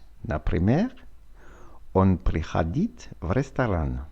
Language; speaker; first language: Russian; non-native, fluent; French